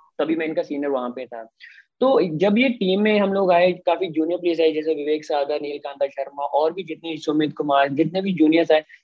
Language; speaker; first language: Hindi; non-native, local second language; Punjabi